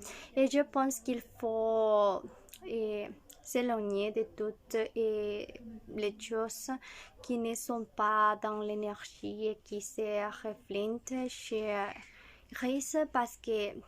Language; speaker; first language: French; non-native, learner; Spanish